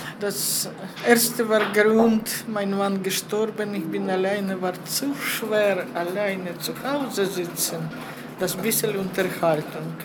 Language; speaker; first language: German; non-native, learner; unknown